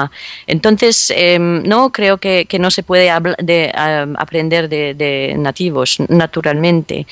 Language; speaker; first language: Spanish; non-native, fluent; French